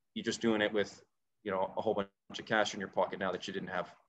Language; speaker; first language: English; native; English